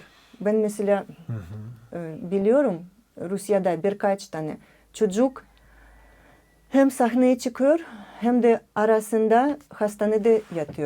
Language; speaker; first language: Turkish; non-native, learner; Russian